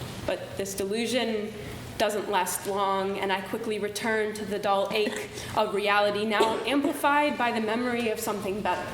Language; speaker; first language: English; native; English